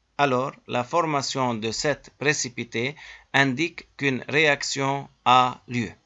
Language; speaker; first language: French; native; French